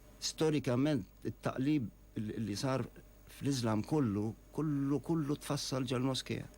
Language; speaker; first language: Maltese; non-native, fluent; Arabic